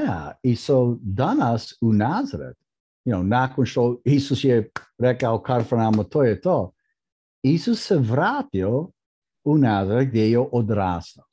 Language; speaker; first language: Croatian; early bilingual, heritage; English